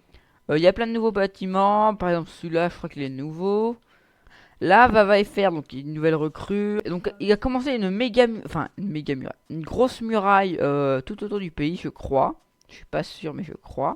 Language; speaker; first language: French; native; French